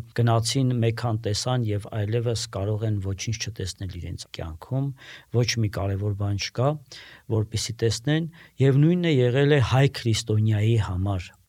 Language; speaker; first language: Armenian; native; Armenian